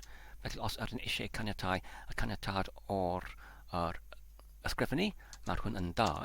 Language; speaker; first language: Welsh; non-native, learner; Polish